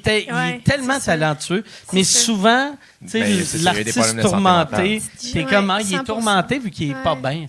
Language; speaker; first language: French; native; French